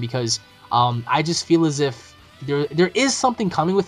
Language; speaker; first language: English; native; English